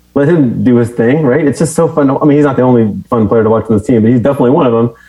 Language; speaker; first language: English; native; English